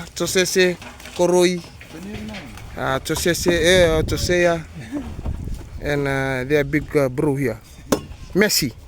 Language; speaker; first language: English; non-native, local second language; Fijian